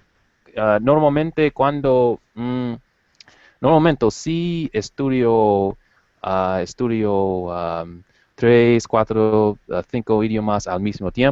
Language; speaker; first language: Spanish; non-native, learner; English